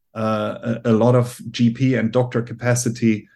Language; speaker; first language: English; non-native, fluent; German